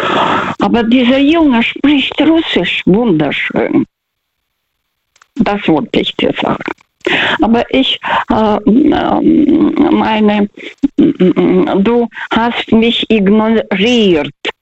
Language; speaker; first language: German; non-native, fluent; Russian